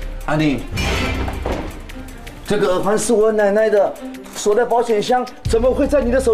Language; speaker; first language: Chinese; native; Chinese